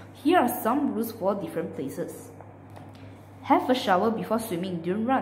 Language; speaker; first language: English; non-native, local second language; Chinese